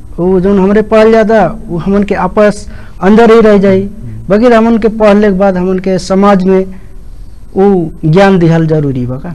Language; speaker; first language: Bhojpuri; non-native, local second language; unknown